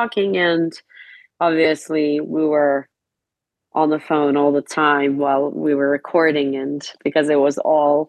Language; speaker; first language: English; non-native, fluent; Serbian